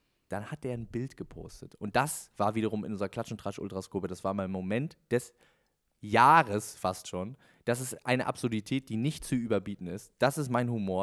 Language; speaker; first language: German; native; German